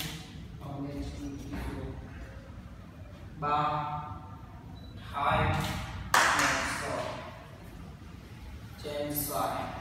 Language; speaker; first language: Vietnamese; non-native, learner; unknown